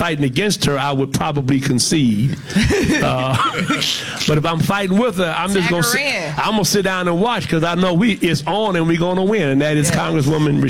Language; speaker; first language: English; native; English